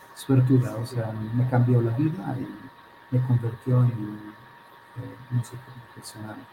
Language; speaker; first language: Spanish; non-native, fluent; Hebrew